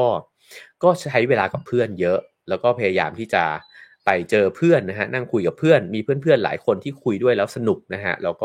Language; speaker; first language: Thai; native; Thai